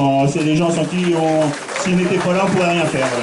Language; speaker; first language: French; native; French